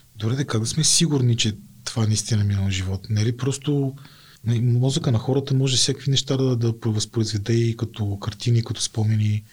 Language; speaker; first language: Bulgarian; native; Bulgarian